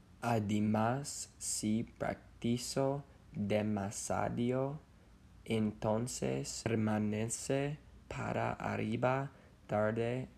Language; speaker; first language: Spanish; non-native, learner; English